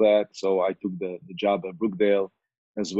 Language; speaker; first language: English; non-native, fluent; Hebrew